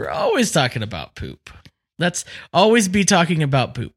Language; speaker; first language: English; native; English